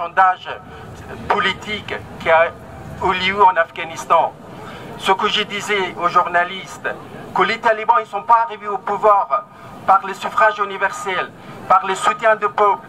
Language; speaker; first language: French; non-native, fluent; Persian